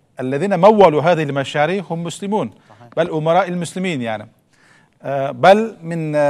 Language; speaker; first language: Arabic; non-native, fluent; Turkish